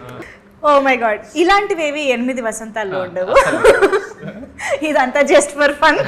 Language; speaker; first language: Telugu; native; Telugu